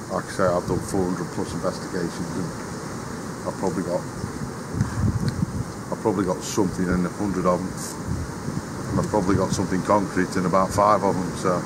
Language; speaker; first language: English; native; English